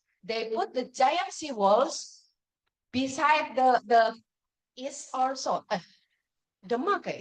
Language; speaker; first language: English; non-native, fluent; Indonesian